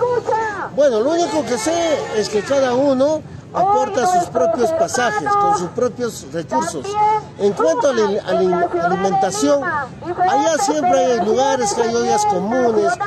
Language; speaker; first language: Spanish; native; Spanish